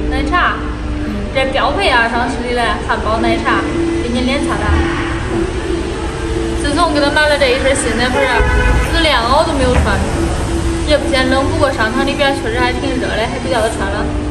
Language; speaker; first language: Chinese; native; Chinese